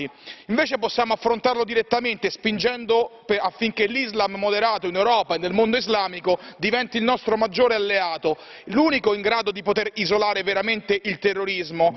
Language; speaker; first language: Italian; native; Italian